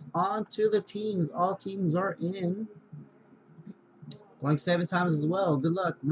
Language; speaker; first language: English; native; English